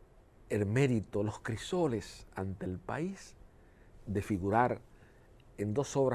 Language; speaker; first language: Spanish; native; Spanish